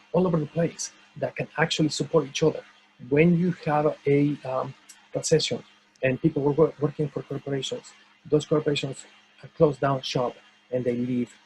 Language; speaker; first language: English; non-native, fluent; Spanish